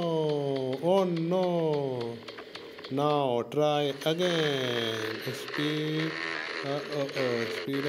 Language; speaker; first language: English; non-native, learner; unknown